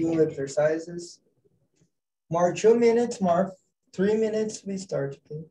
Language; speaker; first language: English; non-native, learner; Portuguese